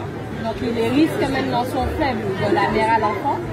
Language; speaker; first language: French; native; French